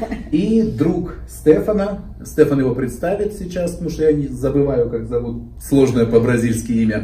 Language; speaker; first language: Russian; native; Russian